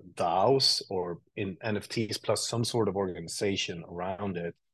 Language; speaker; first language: English; non-native, fluent; Swedish